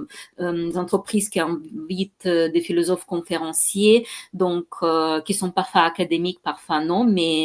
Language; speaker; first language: French; non-native, fluent; Ukrainian